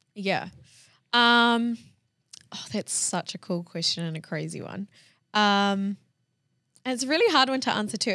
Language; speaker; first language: English; early bilingual, other home language; Hindi